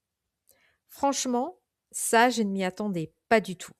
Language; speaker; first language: French; native; French